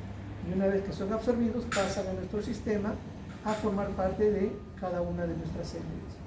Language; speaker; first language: Spanish; native; Spanish